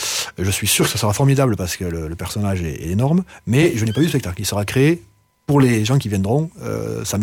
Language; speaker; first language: French; native; French